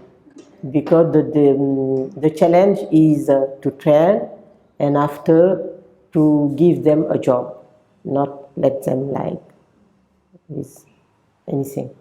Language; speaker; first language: English; non-native, local second language; French